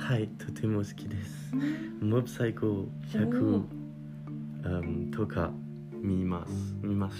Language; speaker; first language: Japanese; non-native, learner; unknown